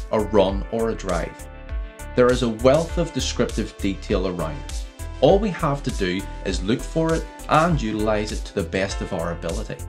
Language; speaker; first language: English; native; English